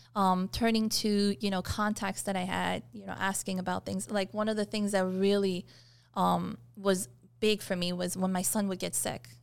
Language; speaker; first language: English; early bilingual, other home language; Persian